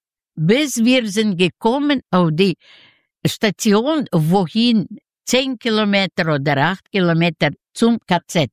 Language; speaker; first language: German; non-native, fluent; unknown